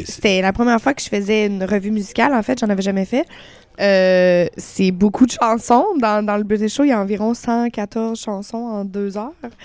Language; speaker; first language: French; native; French